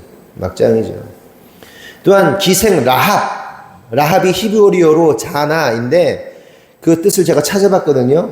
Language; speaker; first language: Korean; native; Korean